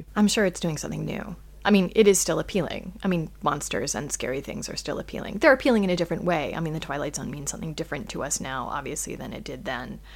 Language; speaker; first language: English; native; English